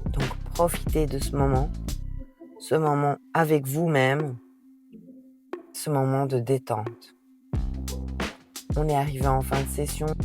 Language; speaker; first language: French; native; French